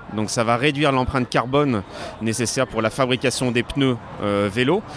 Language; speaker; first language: French; native; French